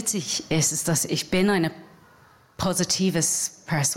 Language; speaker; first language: German; non-native, learner; English